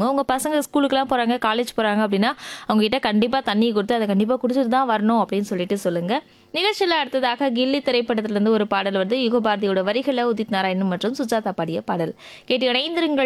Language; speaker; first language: Tamil; native; Tamil